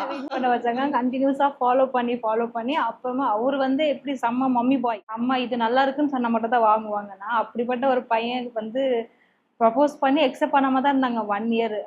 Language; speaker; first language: Tamil; non-native, fluent; Nepali